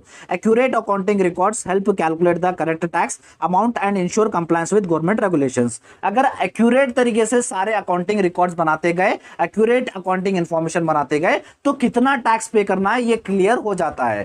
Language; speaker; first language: Hindi; native; Hindi